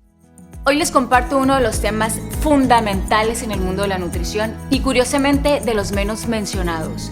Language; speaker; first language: Spanish; native; Spanish